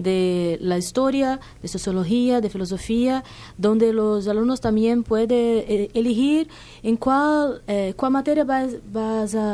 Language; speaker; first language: Spanish; non-native, fluent; Portuguese